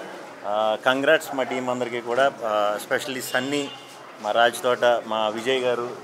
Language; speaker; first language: Telugu; native; Telugu